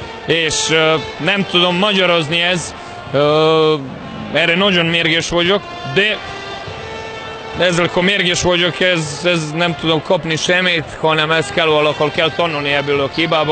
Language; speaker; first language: Hungarian; non-native, fluent; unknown